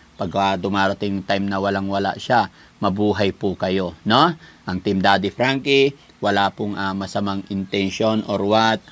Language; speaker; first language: Filipino; non-native, local second language; Pangasinan